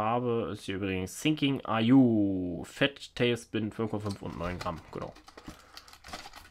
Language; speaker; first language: German; native; German